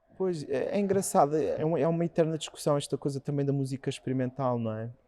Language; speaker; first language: Portuguese; early bilingual, heritage; Portuguese